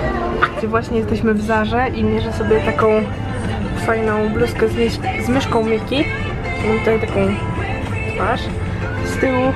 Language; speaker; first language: Polish; native; Polish